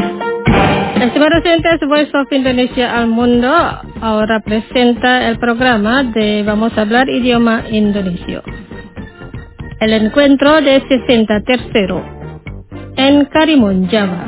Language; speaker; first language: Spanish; non-native, fluent; Indonesian